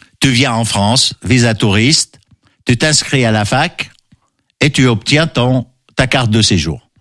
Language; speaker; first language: French; non-native, local second language; Arabic